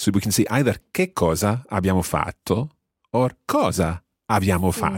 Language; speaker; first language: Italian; non-native, fluent; English